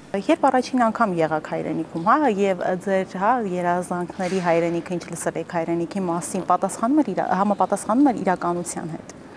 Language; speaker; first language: Armenian; native; Armenian